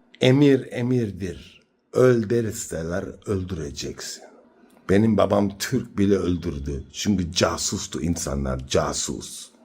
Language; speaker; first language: Turkish; early bilingual, heritage; Turkish